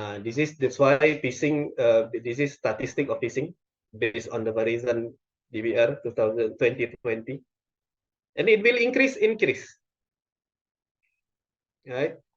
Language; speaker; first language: English; non-native, local second language; Indonesian